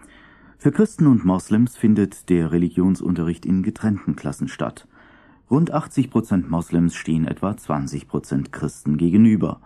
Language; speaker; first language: German; native; German